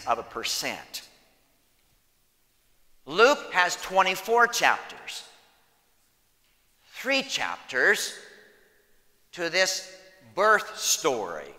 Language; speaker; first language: English; native; English